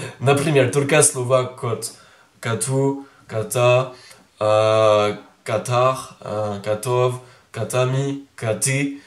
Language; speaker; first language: Russian; non-native, learner; French